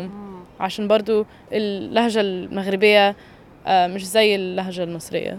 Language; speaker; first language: Arabic; early bilingual, heritage; Arabic